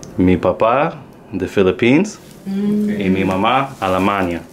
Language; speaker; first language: Spanish; non-native, learner; English